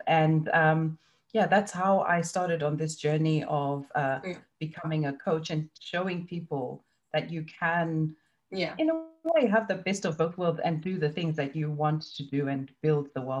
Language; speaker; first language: English; non-native, local second language; Shona